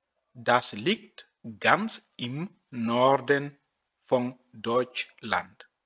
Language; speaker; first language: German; non-native, fluent; French